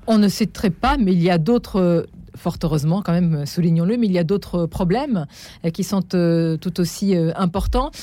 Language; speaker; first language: French; non-native, local second language; Arabic